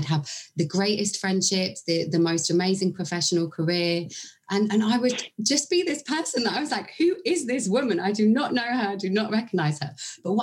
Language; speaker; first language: English; native; English